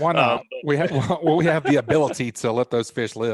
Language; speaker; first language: English; native; English